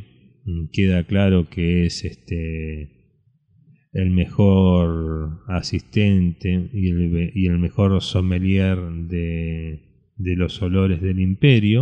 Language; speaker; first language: Spanish; native; Spanish